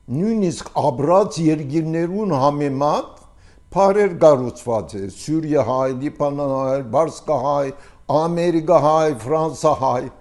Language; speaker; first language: Armenian; early bilingual, heritage; Armenian